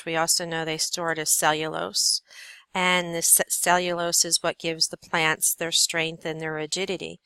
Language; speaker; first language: English; native; English